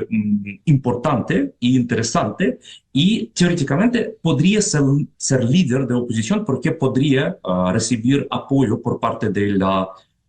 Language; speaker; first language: Spanish; non-native, fluent; Russian